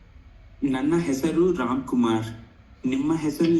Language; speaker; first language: Kannada; non-native, learner; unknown